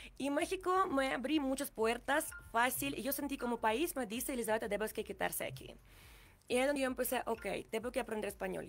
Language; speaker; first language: Spanish; non-native, learner; Ukrainian